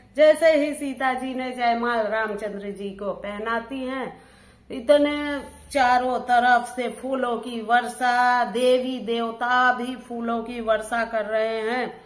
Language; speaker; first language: Hindi; native; Hindi